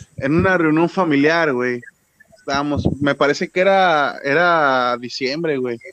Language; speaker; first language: Spanish; native; Spanish